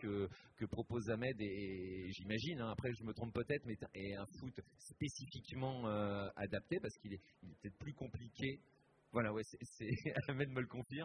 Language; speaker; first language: French; native; French